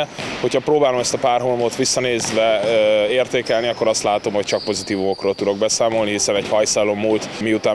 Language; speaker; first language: Hungarian; native; Hungarian